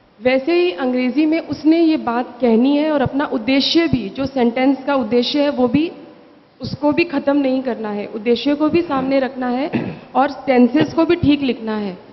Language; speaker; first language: Hindi; native; Hindi